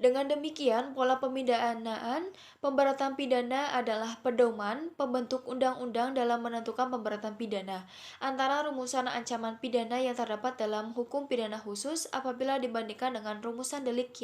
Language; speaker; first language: Indonesian; native; Indonesian